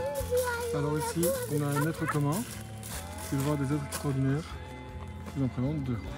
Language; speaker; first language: French; native; French